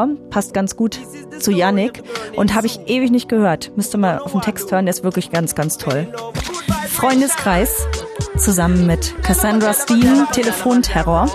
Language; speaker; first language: German; native; German